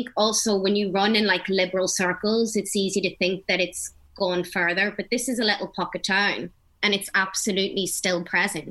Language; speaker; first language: English; native; English